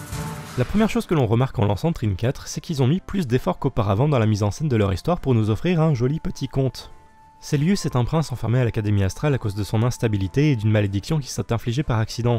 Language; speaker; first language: French; native; French